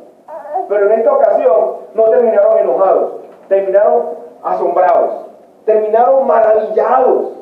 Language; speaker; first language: Spanish; native; Spanish